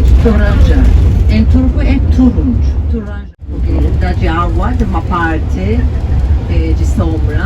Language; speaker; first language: Portuguese; non-native, fluent; Turkish